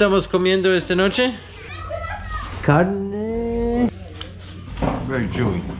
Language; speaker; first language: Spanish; non-native, learner; English